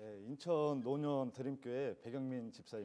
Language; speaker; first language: Korean; native; Korean